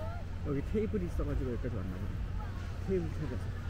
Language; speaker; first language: Korean; native; Korean